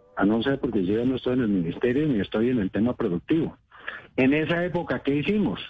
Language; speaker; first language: Spanish; native; Spanish